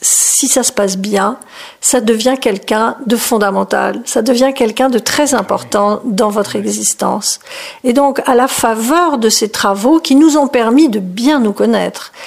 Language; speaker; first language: French; native; French